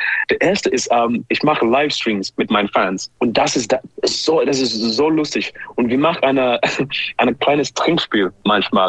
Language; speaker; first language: German; non-native, learner; English